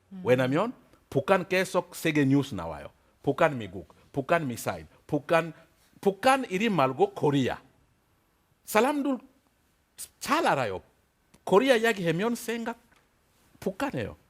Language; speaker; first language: Korean; non-native, learner; French